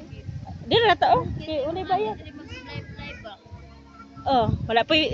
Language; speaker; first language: Filipino; non-native, local second language; Cebuano